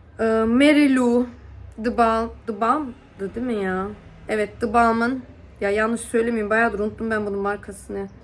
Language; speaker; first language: Turkish; early bilingual, heritage; Turkish